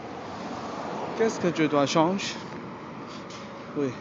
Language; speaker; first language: French; non-native, learner; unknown